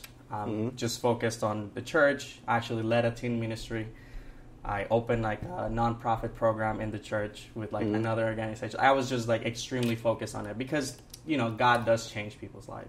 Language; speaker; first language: English; non-native, fluent; Spanish